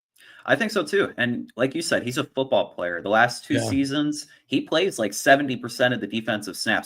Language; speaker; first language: English; native; English